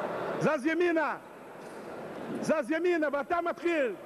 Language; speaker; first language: Hebrew; non-native, fluent; Russian